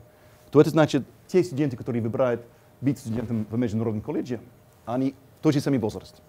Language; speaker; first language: Russian; non-native, fluent; English